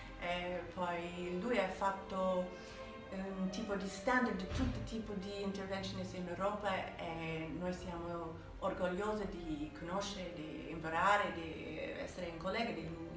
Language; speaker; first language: Italian; non-native, fluent; English